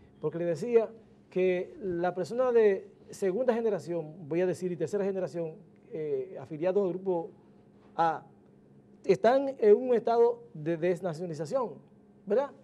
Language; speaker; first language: Spanish; native; Spanish